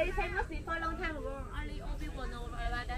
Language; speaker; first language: English; non-native, learner; Vietnamese